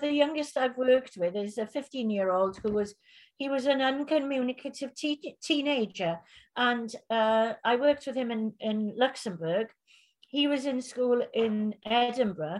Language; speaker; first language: English; native; English